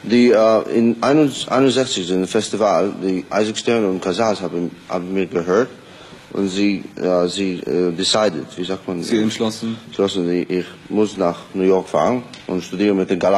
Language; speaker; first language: German; non-native, learner; Hebrew